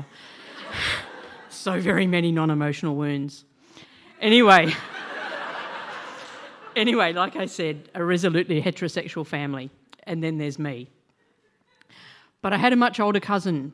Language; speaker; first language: English; native; English